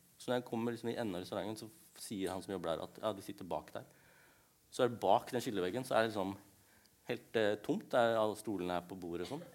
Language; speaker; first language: Norwegian; early bilingual, other home language; Tamil